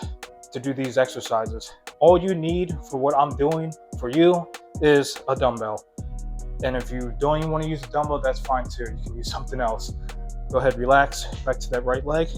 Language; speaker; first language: English; native; English